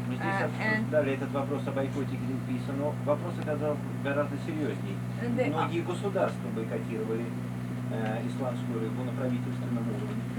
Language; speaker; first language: Russian; native; Russian